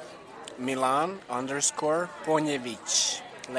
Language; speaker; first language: English; non-native, learner; Serbian